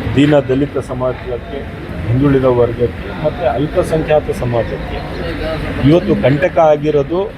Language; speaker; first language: Kannada; non-native, local second language; Urdu